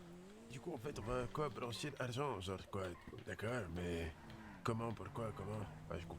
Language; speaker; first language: French; native; French